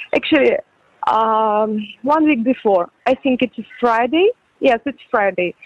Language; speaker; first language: English; non-native, learner; Ukrainian